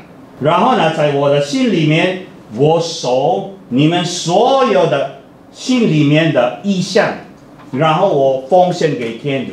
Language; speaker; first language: Chinese; non-native, fluent; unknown